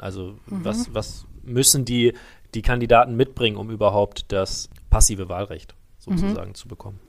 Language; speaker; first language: German; native; German